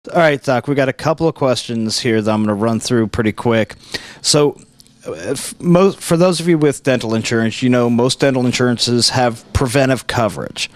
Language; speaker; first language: English; native; English